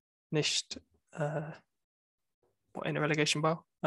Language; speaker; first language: German; non-native, learner; English